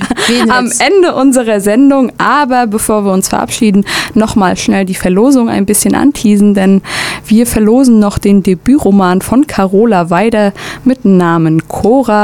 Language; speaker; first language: German; native; German